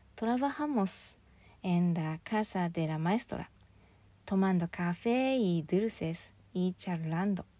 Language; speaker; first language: Spanish; non-native, fluent; Japanese